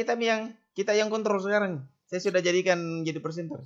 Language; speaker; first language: Indonesian; native; Indonesian